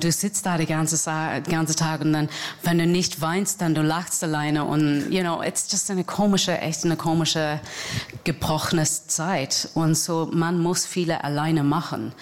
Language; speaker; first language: German; non-native, fluent; English